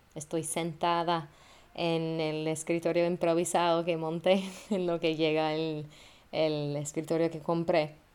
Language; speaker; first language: Spanish; non-native, fluent; English